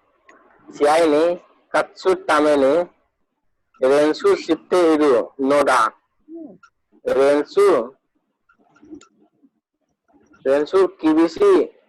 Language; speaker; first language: Japanese; non-native, learner; Hindi